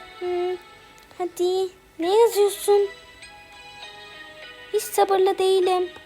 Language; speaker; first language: Turkish; native; Turkish